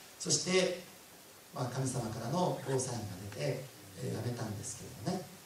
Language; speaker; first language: Japanese; native; Japanese